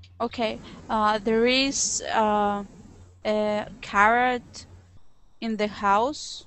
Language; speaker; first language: English; non-native, learner; Russian